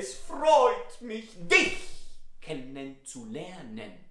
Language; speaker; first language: German; non-native, fluent; Italian